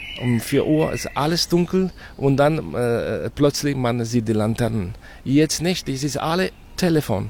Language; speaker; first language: German; non-native, fluent; Spanish